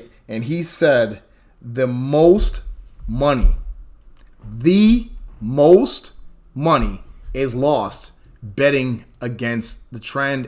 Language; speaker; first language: English; native; English